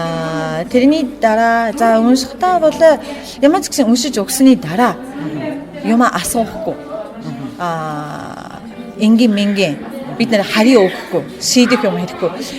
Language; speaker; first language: Mongolian; non-native, fluent; Japanese